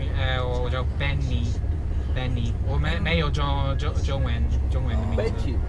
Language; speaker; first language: Chinese; non-native, learner; English